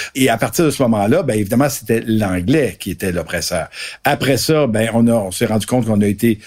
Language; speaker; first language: French; native; French